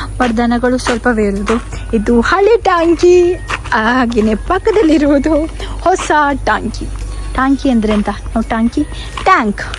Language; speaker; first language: Kannada; non-native, local second language; Tulu